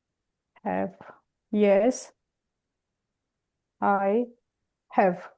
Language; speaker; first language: English; non-native, learner; Romanian